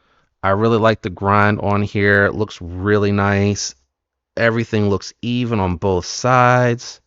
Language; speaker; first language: English; native; English